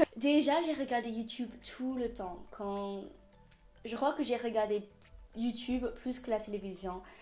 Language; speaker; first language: French; non-native, fluent; English